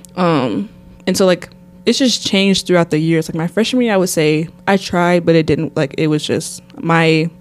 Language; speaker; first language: English; native; English